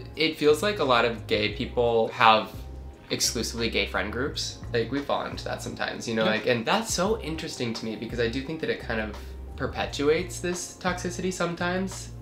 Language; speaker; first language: English; native; English